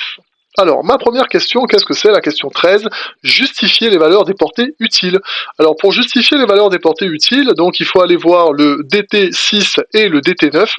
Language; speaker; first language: French; native; French